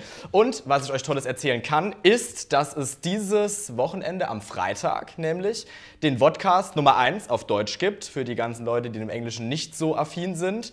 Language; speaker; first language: German; native; German